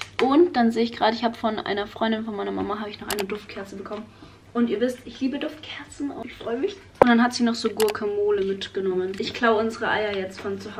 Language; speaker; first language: German; native; German